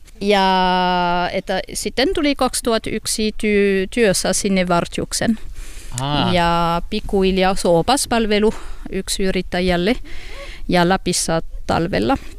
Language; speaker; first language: Finnish; non-native, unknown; French